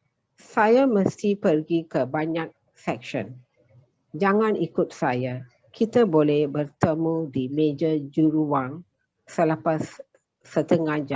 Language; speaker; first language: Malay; non-native, learner; Tamil